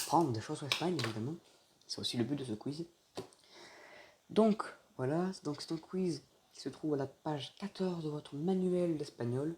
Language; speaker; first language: French; native; French